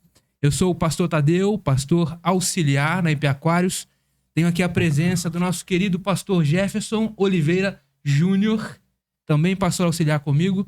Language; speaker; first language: Portuguese; native; Portuguese